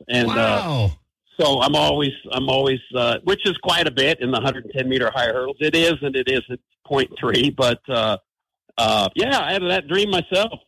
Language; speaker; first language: English; native; English